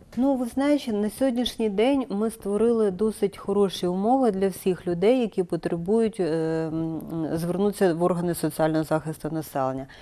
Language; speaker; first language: Ukrainian; native; Ukrainian